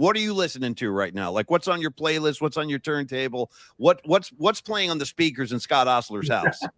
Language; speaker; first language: English; native; English